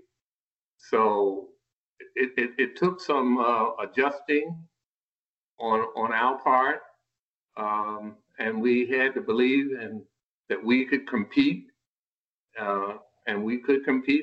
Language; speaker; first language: English; native; English